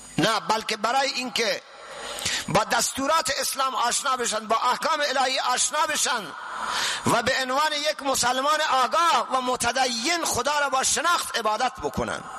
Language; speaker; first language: Persian; non-native, local second language; Baluchi